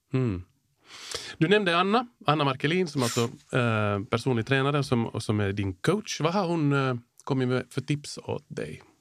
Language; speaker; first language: Swedish; native; Swedish